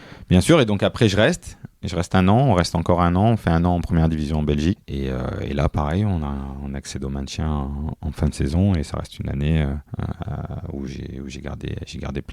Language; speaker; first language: French; native; French